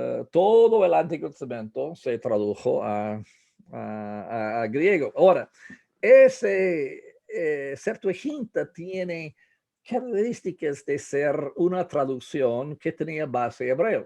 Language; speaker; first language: Spanish; non-native, fluent; English